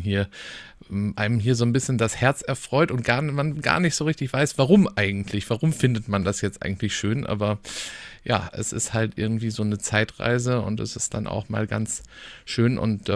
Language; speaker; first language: German; native; German